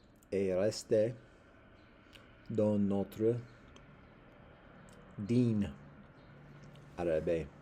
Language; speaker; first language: French; non-native, learner; English